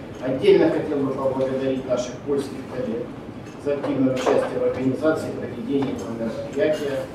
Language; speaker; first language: Russian; native; Russian